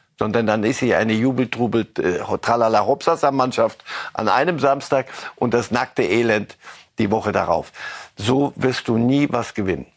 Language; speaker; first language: German; native; German